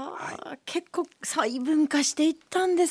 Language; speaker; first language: Japanese; native; Japanese